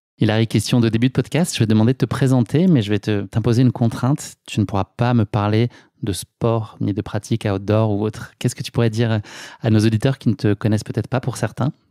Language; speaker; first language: French; native; French